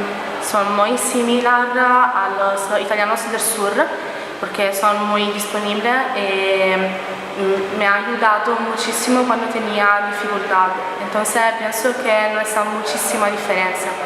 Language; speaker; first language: Spanish; non-native, learner; Italian